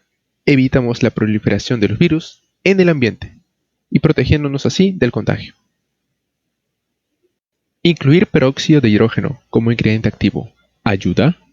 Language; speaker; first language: Spanish; native; Spanish